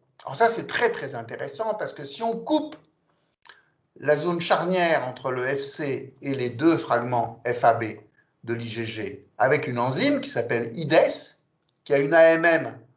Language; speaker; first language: French; native; French